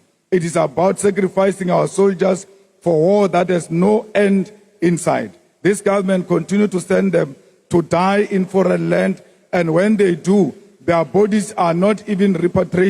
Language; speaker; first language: English; non-native, local second language; Northern Sotho